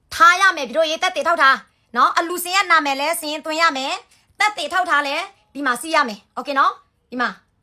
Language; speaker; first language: Burmese; native; Burmese